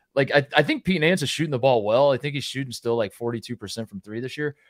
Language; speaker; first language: English; native; English